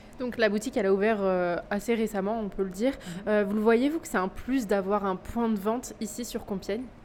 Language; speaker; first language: French; native; French